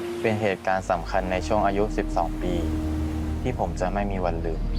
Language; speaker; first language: Thai; native; Thai